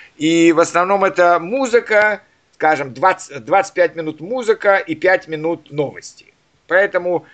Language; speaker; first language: Russian; native; Russian